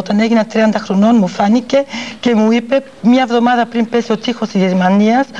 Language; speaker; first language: Greek; early bilingual, heritage; Greek